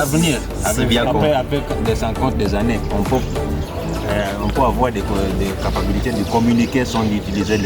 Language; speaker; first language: French; non-native, learner; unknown